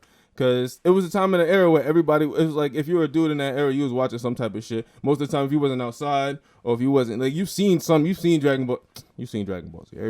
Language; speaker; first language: English; native; English